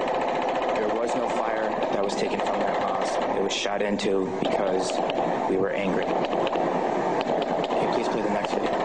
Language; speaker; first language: English; native; English